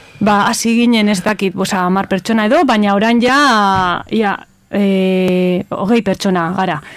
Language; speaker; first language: Basque; non-native, local second language; Spanish